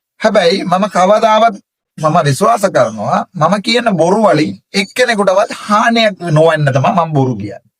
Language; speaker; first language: Sinhala; non-native, local second language; Tamil